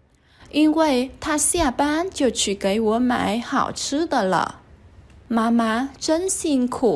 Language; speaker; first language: Chinese; non-native, learner; Vietnamese